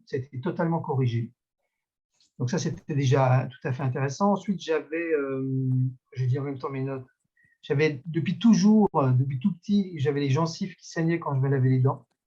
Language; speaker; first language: French; native; French